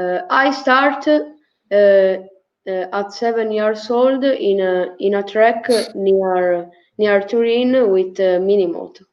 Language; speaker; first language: English; non-native, learner; Italian